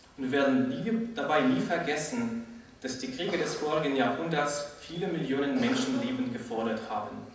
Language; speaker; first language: German; non-native, fluent; Russian